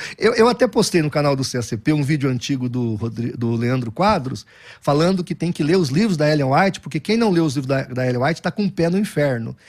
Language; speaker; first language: Portuguese; native; Portuguese